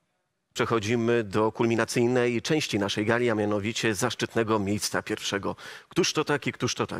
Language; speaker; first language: Polish; native; Polish